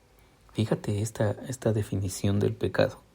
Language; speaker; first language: Spanish; native; Spanish